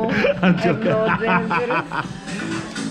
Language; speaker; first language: English; non-native, fluent; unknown